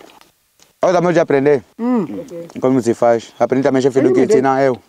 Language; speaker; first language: Portuguese; non-native, learner; Vietnamese